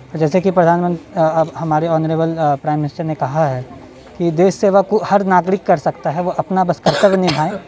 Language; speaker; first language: Hindi; native; Hindi